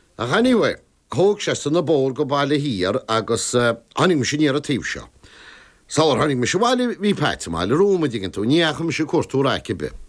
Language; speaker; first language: Irish; native; Irish